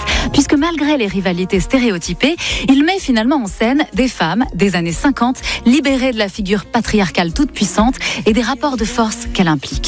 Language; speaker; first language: French; native; French